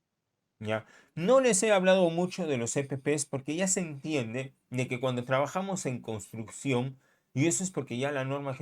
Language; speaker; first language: Spanish; native; Spanish